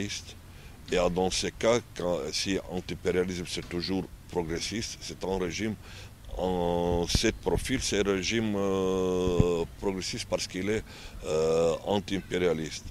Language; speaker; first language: French; non-native, learner; Arabic